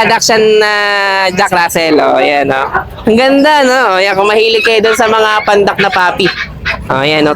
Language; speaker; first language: Filipino; native; Filipino